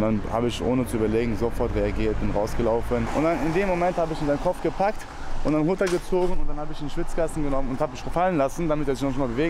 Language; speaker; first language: German; native; German